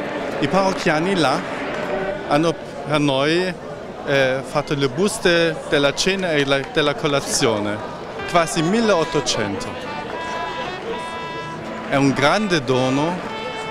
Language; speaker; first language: Italian; non-native, learner; German